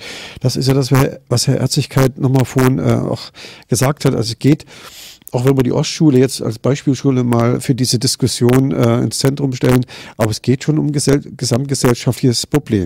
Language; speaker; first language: German; native; German